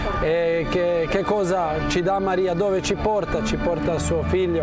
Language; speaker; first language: Italian; non-native, fluent; Croatian